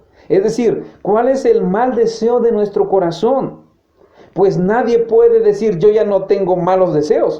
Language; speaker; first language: Spanish; native; Spanish